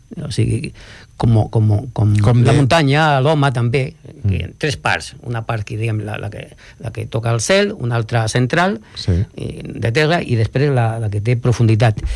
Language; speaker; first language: Catalan; non-native, local second language; Spanish